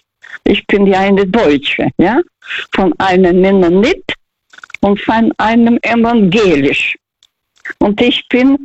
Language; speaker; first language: German; non-native, fluent; Russian